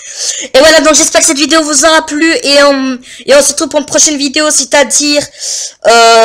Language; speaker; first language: French; native; French